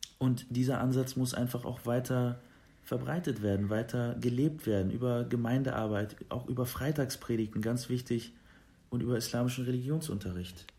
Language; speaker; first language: German; early bilingual, other home language; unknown